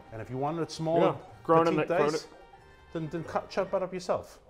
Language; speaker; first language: English; native; English